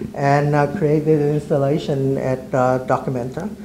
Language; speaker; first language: English; early bilingual, other home language; Vietnamese